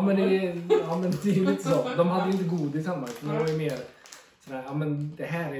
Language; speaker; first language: Swedish; native; Swedish